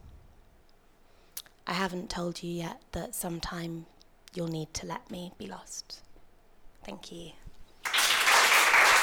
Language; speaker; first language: English; native; English